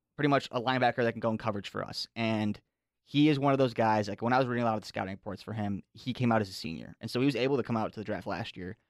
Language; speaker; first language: English; native; English